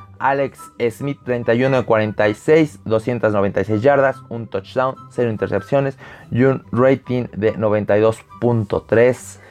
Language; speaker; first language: Spanish; native; Spanish